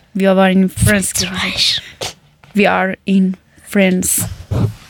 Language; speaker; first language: German; non-native, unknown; Persian